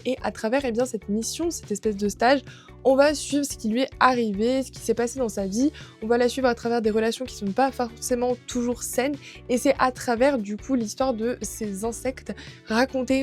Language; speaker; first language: French; native; French